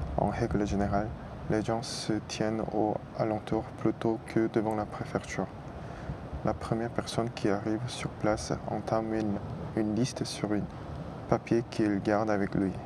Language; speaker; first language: French; non-native, fluent; Korean